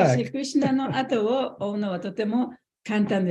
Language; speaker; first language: Japanese; native; Japanese